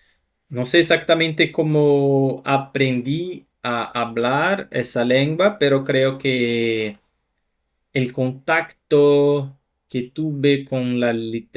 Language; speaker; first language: Spanish; non-native, fluent; Portuguese